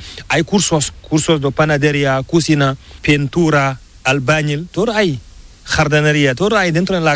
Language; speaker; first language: Spanish; non-native, learner; Fula